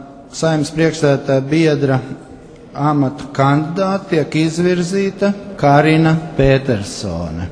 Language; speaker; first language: Latvian; native; Latvian